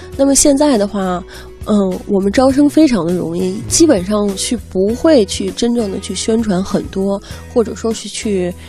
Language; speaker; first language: Chinese; native; Chinese